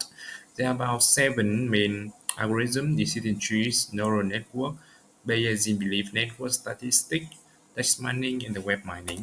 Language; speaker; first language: English; non-native, learner; Vietnamese